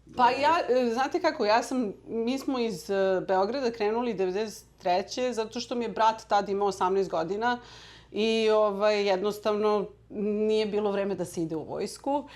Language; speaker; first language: Serbian; early bilingual, heritage; Serbian